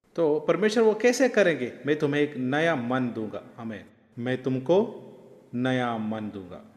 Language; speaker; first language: Hindi; non-native, local second language; Malayalam